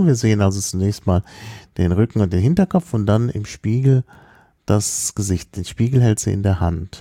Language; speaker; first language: German; native; German